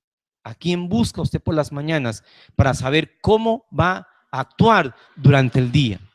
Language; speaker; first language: Spanish; native; Spanish